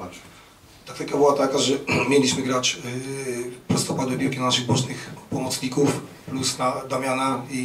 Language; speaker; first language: Polish; native; Polish